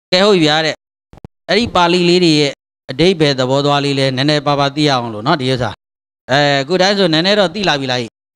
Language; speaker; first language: Burmese; native; Burmese